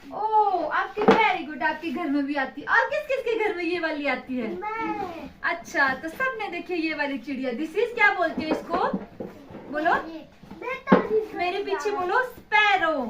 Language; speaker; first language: Hindi; native; Hindi